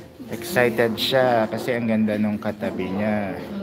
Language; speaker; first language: Filipino; native; Filipino